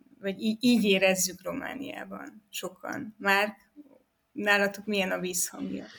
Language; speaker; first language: Hungarian; native; Hungarian